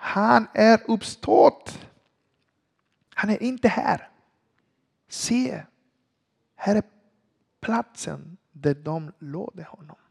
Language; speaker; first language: Swedish; non-native, learner; Spanish